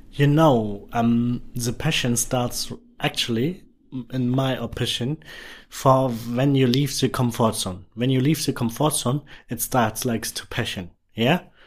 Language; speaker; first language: English; non-native, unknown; German